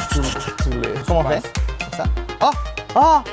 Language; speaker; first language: French; non-native, fluent; Japanese